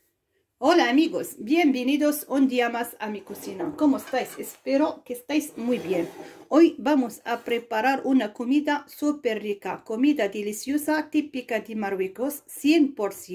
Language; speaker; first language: Spanish; non-native, fluent; Arabic